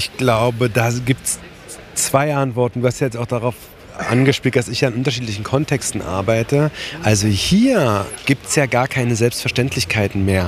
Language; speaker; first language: German; native; German